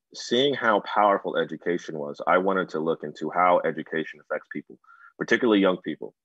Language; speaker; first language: English; native; English